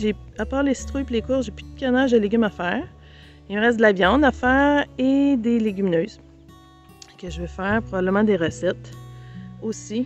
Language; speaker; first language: French; native; French